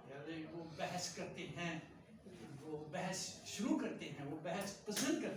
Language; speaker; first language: Hindi; non-native, fluent; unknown